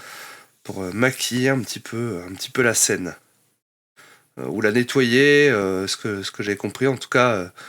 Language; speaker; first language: French; native; French